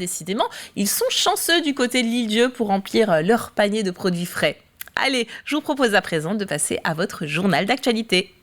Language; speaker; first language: French; native; French